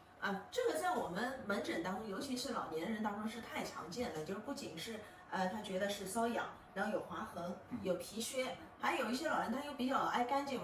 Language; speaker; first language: Chinese; native; Chinese